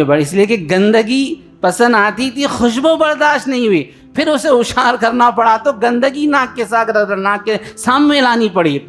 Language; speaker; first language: Urdu; native; Urdu